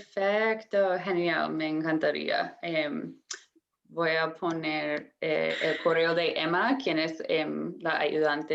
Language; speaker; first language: Spanish; non-native, fluent; English